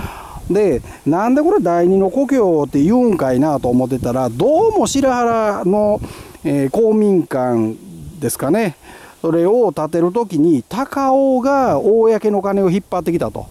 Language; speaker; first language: Japanese; native; Japanese